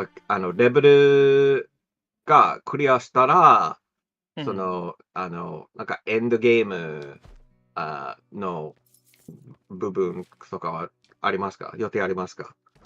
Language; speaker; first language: Japanese; non-native, fluent; English